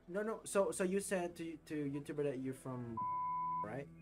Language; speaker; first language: English; non-native, fluent; Indonesian